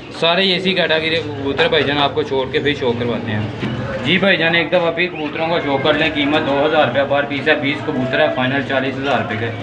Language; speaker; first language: Urdu; native; Urdu